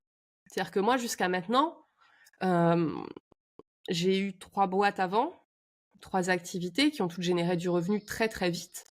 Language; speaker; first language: French; native; French